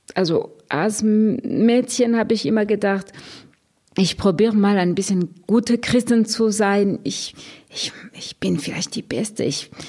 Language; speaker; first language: German; non-native, fluent; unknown